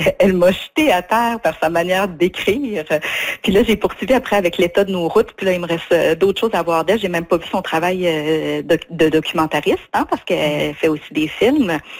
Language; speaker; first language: French; native; French